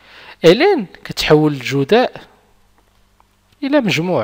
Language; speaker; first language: Arabic; native; Arabic